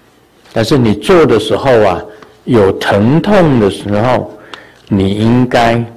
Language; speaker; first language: Chinese; native; Chinese